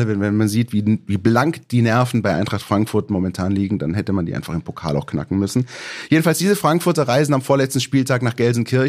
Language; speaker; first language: German; native; German